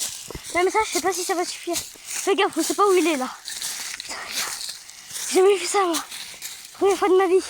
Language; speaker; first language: French; native; French